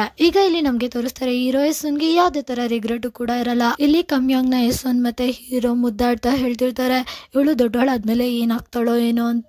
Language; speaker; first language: Kannada; native; Kannada